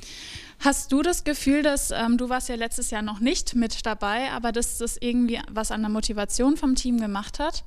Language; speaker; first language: German; native; German